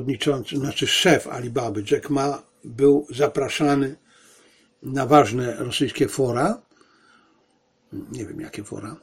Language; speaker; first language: Polish; native; Polish